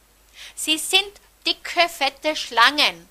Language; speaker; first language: German; native; German